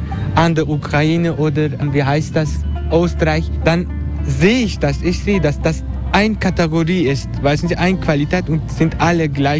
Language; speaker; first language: German; non-native, learner; Turkish